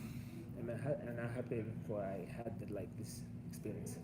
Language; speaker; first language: English; non-native, learner; Russian